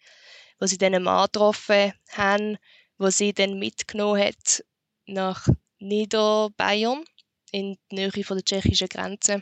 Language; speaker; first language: German; native; German